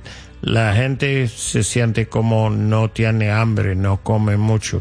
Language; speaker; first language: Spanish; non-native, learner; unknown